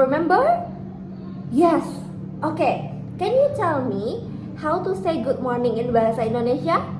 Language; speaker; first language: English; non-native, fluent; Indonesian